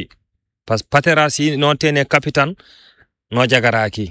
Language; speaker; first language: Spanish; non-native, learner; Fula